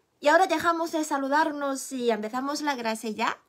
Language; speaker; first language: Spanish; non-native, fluent; Chinese